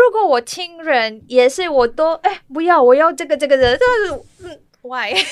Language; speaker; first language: Chinese; non-native, learner; Malay